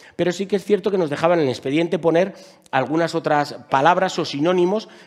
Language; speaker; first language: Spanish; native; Spanish